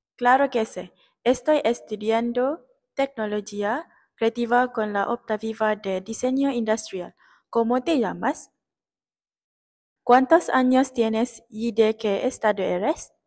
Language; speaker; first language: Spanish; non-native, learner; Malay